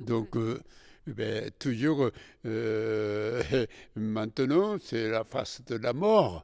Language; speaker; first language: French; non-native, fluent; Japanese